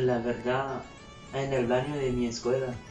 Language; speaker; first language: Spanish; non-native, learner; Haitian Creole